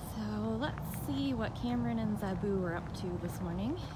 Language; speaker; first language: English; native; English